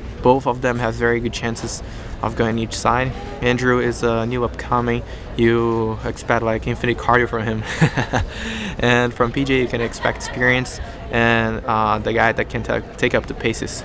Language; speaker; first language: English; non-native, fluent; Portuguese